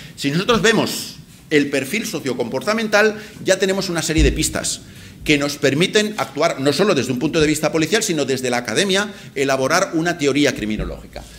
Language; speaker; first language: Spanish; native; Spanish